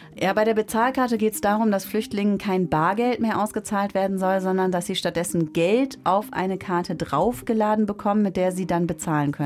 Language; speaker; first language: German; native; German